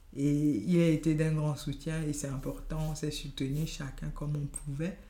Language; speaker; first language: French; non-native, local second language; Yoruba